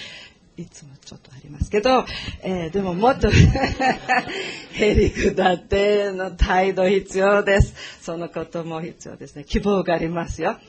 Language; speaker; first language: Japanese; non-native, learner; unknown